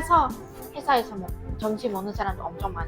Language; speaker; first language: Korean; non-native, fluent; Vietnamese